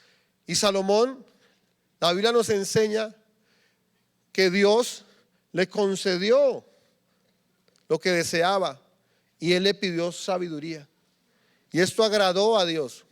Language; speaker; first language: Spanish; native; Spanish